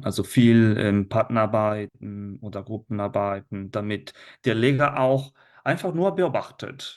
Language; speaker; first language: German; non-native, fluent; Italian